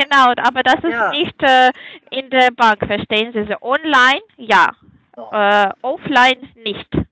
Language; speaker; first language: German; non-native, fluent; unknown